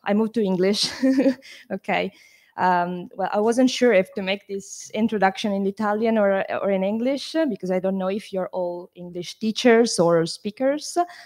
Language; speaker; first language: English; non-native, fluent; Italian